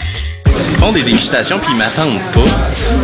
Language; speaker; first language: French; native; French